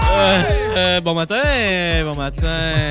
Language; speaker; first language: French; native; French